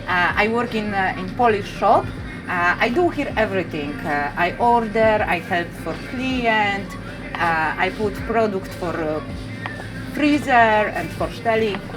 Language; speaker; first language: English; non-native, learner; Polish